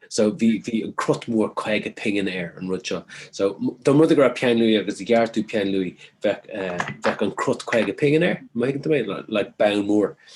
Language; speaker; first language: Irish; native; Irish